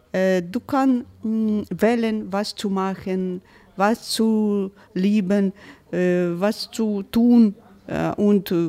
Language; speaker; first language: German; non-native, learner; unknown